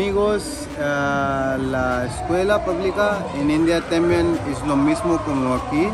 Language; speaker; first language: Spanish; non-native, learner; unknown